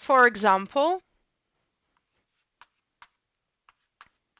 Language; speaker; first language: English; non-native, fluent; Russian